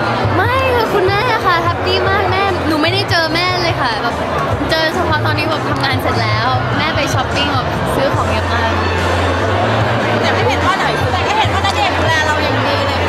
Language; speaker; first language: Thai; native; Thai